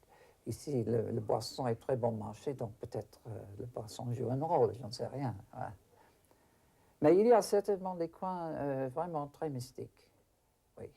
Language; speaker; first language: French; non-native, fluent; English